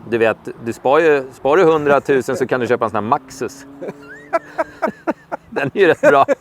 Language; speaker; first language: Swedish; native; Swedish